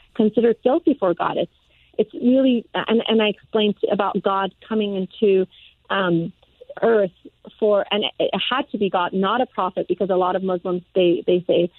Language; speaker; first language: English; early bilingual, other home language; Persian